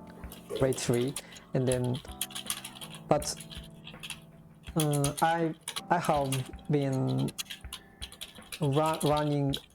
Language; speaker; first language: English; non-native, learner; Japanese